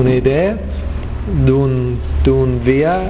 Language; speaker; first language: Spanish; non-native, learner; English